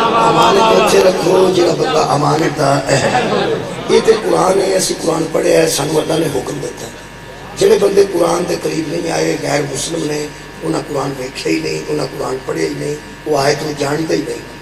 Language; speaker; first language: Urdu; non-native, local second language; Punjabi